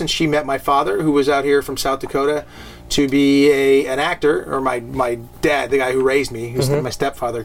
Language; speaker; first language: English; native; English